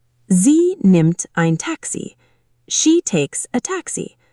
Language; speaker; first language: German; non-native, fluent; Arabic